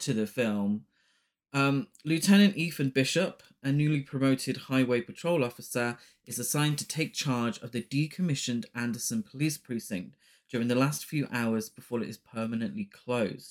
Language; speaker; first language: English; native; English